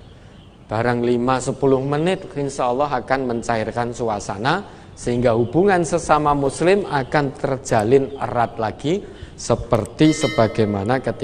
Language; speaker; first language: Indonesian; non-native, local second language; Javanese